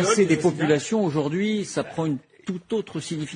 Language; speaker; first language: French; native; French